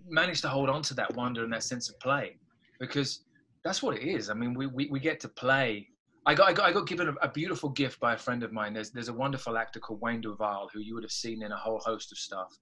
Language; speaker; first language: English; native; English